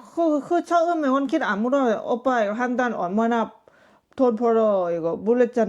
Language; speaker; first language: Korean; non-native, learner; Lao